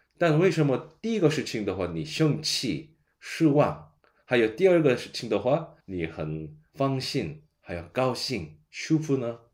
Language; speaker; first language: Chinese; non-native, fluent; Korean